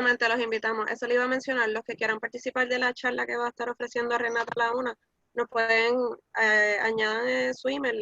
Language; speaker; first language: Spanish; native; Spanish